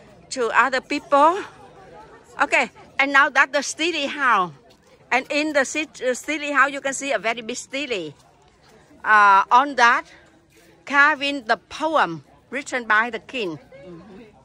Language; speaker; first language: English; non-native, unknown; Vietnamese